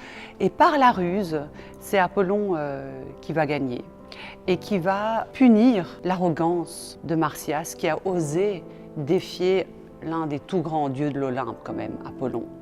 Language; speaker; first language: French; native; French